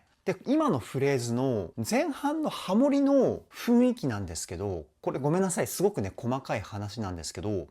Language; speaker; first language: Japanese; native; Japanese